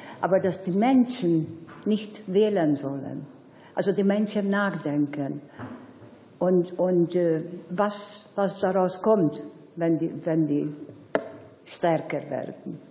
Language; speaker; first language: German; non-native, fluent; Hungarian